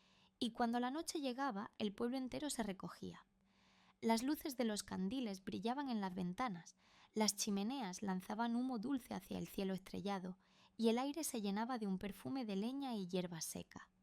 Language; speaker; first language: Spanish; native; Spanish